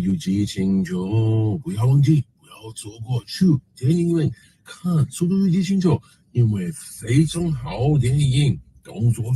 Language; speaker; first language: Chinese; non-native, learner; English